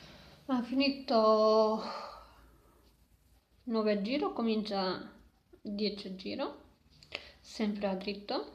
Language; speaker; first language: Italian; non-native, learner; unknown